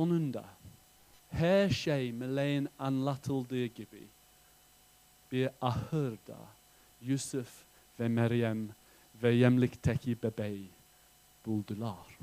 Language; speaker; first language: Turkish; non-native, fluent; English